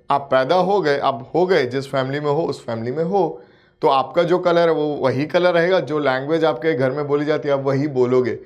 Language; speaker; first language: Hindi; native; Hindi